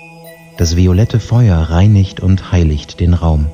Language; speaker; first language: German; native; German